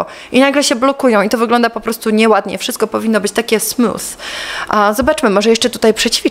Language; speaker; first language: Polish; native; Polish